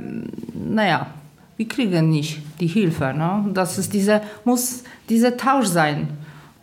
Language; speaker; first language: German; non-native, fluent; Polish